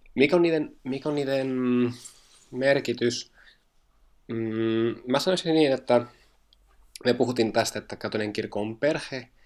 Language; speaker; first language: Finnish; non-native, fluent; Spanish